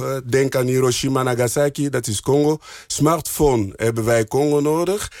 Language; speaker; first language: Dutch; non-native, fluent; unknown